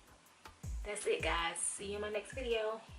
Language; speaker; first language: English; native; English